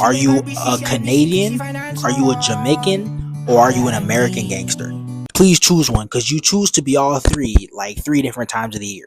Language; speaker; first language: English; native; English